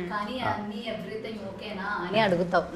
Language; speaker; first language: Telugu; non-native, learner; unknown